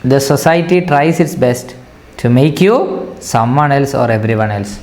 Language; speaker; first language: English; non-native, local second language; Malayalam